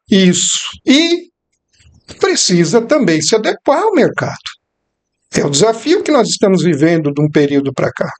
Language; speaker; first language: Portuguese; native; Portuguese